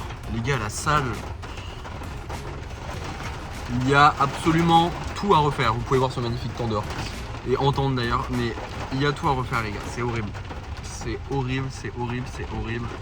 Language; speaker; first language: French; native; French